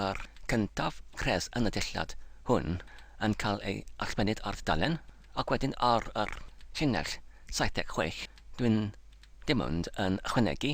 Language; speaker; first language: Welsh; non-native, learner; English